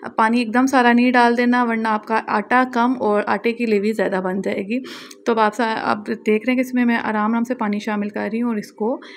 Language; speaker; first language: Urdu; native; Urdu